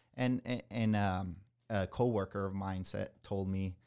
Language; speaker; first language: English; early bilingual, other home language; Spanish